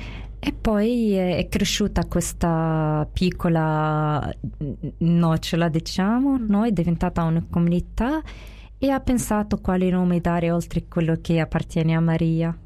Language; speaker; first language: Italian; non-native, fluent; Arabic